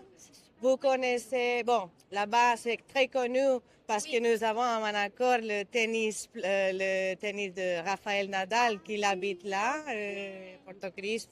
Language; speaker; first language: French; non-native, learner; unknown